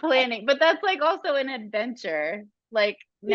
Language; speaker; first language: English; native; English